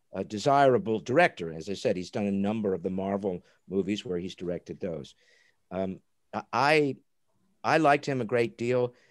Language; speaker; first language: English; native; English